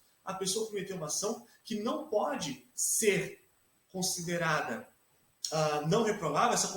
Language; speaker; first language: Portuguese; native; Portuguese